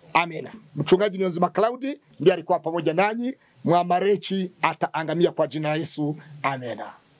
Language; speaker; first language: Swahili; non-native, local second language; Kinyarwanda